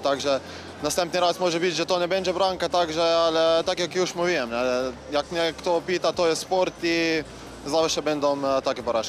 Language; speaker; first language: Polish; non-native, fluent; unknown